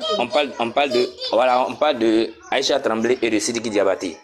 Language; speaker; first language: French; non-native, local second language; Dyula